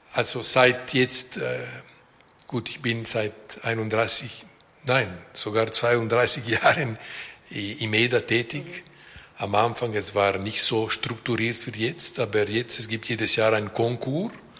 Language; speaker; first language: German; non-native, local second language; Italian